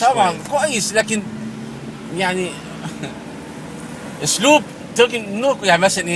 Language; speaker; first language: Arabic; native; Arabic